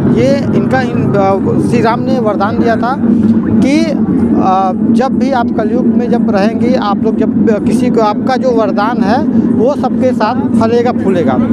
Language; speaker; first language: Hindi; native; Hindi